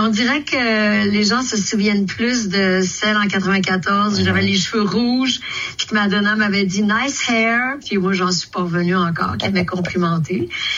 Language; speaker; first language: French; native; French